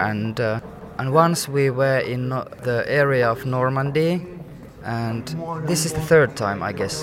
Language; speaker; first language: English; non-native, fluent; Finnish